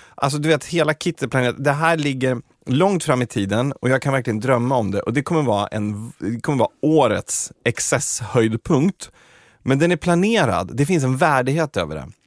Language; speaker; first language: Swedish; native; Swedish